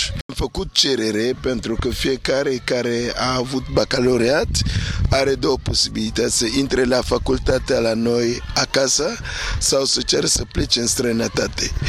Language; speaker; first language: Romanian; non-native, fluent; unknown